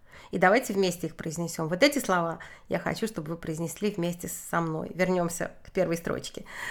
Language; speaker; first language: Russian; native; Russian